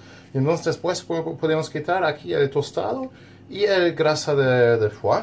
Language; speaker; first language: Spanish; non-native, learner; German